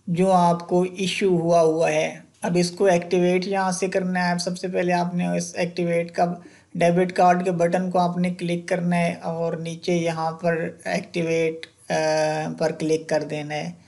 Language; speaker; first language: Hindi; non-native, local second language; Punjabi